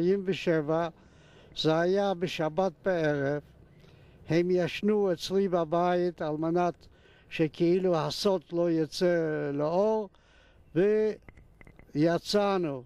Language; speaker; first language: Hebrew; non-native, fluent; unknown